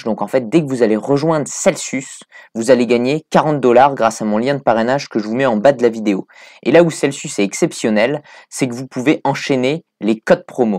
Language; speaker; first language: French; native; French